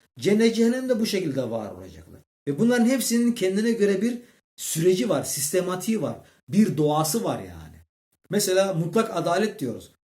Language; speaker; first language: Turkish; early bilingual, heritage; Turkish